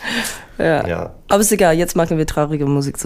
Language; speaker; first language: German; non-native, learner; English